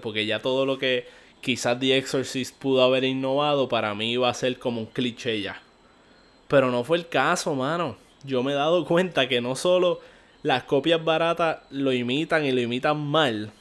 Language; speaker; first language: Spanish; native; Spanish